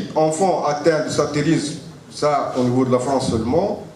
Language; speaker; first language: French; non-native, local second language; Arabic